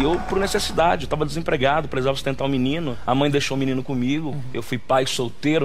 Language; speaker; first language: Portuguese; native; Portuguese